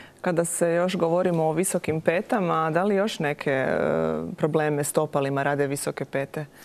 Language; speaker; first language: Croatian; native; Croatian